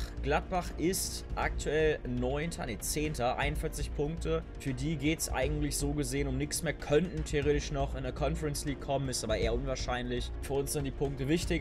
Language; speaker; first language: German; native; German